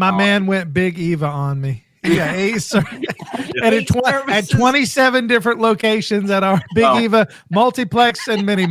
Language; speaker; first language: English; native; English